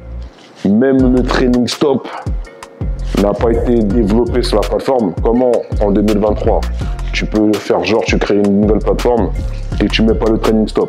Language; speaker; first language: French; native; French